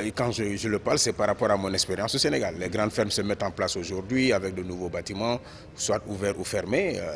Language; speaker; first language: French; non-native, local second language; Wolof